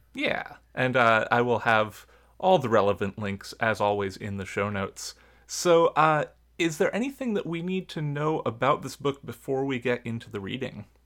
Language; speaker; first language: English; native; English